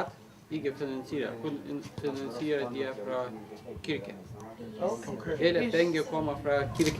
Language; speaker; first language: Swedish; non-native, learner; Lithuanian